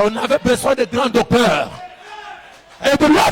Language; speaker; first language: French; non-native, local second language; Lingala